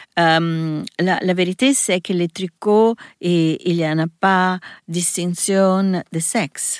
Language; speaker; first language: French; non-native, learner; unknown